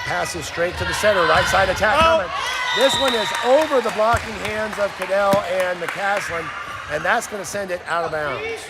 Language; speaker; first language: English; native; English